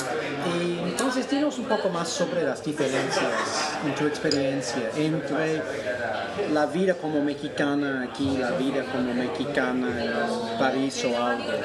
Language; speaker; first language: Spanish; non-native, fluent; English